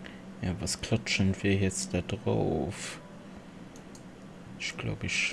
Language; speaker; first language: German; non-native, local second language; Luxembourgish